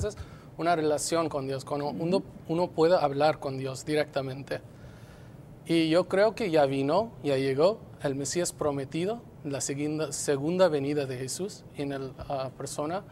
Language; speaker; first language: Spanish; non-native, fluent; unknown